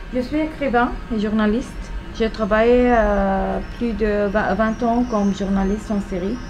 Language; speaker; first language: French; non-native, learner; Arabic